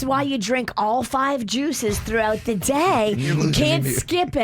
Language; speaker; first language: English; native; English